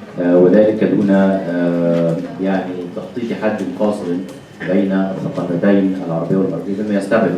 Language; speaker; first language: Arabic; native; Arabic